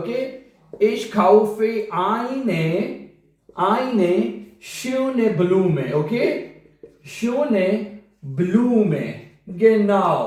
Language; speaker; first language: German; non-native, fluent; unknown